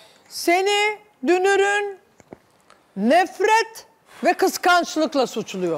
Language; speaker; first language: Turkish; native; Turkish